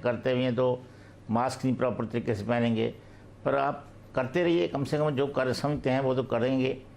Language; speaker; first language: Hindi; native; Hindi